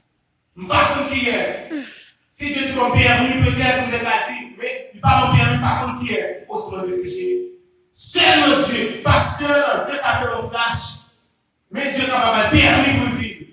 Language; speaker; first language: French; non-native, local second language; Haitian Creole